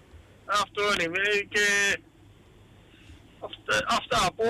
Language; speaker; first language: Greek; early bilingual, heritage; Greek